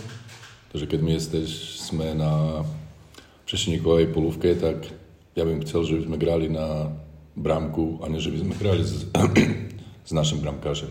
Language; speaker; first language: Polish; non-native, learner; Slovak